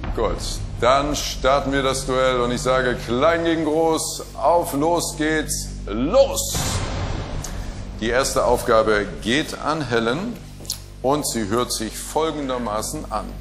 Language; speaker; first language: German; native; German